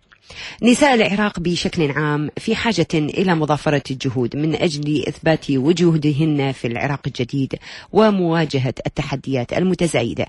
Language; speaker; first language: Arabic; native; Arabic